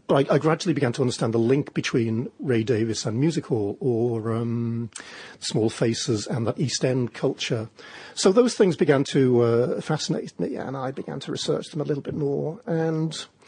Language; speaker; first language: English; native; English